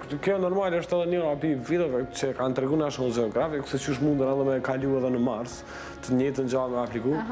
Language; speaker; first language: Albanian; native; Albanian